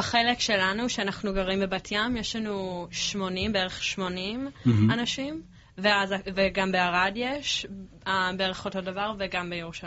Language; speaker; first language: Hebrew; early bilingual, heritage; English